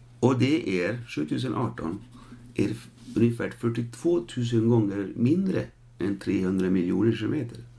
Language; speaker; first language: Swedish; non-native, fluent; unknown